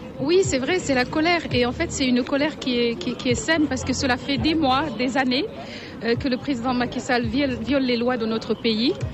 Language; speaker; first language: French; non-native, local second language; Wolof